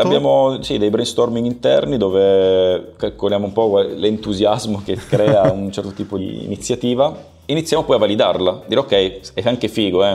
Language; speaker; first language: Italian; native; Italian